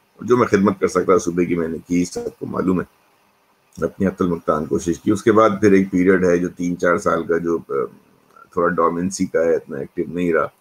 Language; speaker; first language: Urdu; native; Urdu